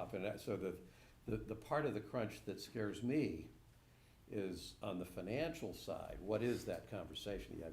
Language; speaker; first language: English; native; English